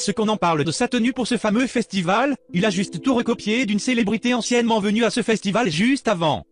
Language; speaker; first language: French; native; French